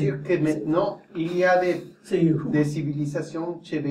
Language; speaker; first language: French; non-native, fluent; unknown